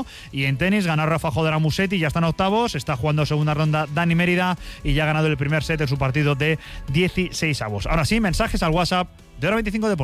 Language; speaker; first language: Spanish; native; Spanish